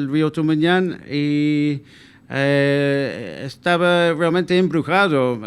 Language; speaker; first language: Spanish; non-native, fluent; English